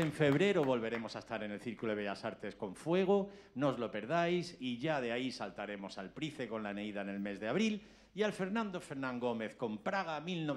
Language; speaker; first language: Spanish; native; Spanish